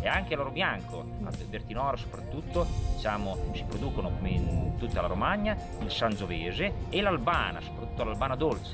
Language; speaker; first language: Italian; native; Italian